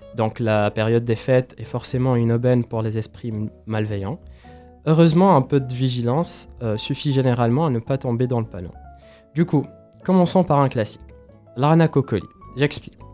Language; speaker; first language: French; non-native, local second language; Arabic